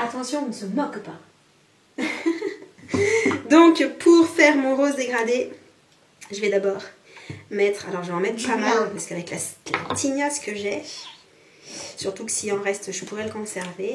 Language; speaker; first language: French; native; French